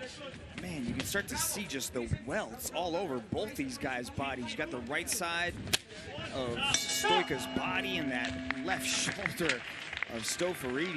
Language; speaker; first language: English; native; English